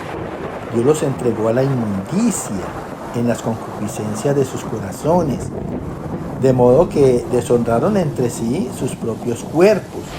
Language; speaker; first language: Spanish; native; Spanish